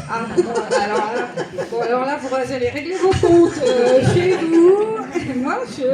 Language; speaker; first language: French; native; French